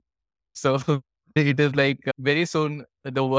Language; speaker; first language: English; non-native, local second language; Hindi